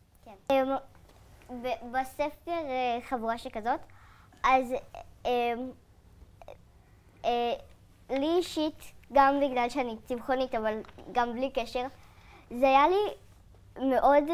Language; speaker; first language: Hebrew; native; Hebrew